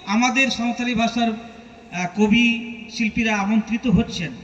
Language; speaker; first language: Bangla; non-native, local second language; Santali